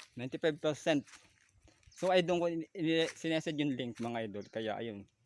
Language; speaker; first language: Filipino; native; Filipino